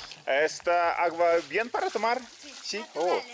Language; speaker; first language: Spanish; non-native, learner; Russian